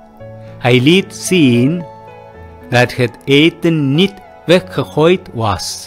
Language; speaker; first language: Dutch; non-native, fluent; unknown